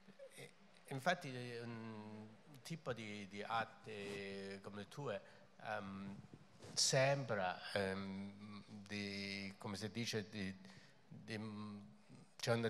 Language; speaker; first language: Italian; non-native, fluent; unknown